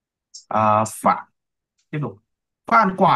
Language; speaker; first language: Chinese; non-native, learner; Vietnamese